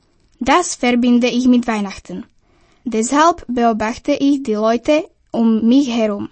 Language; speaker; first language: German; non-native, fluent; Slovak